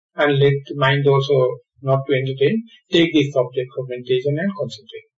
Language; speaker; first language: English; non-native, local second language; Sinhala